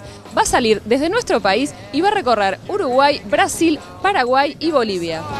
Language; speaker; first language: Spanish; native; Spanish